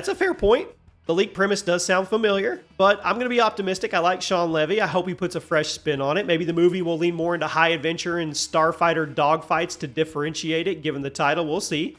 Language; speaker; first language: English; native; English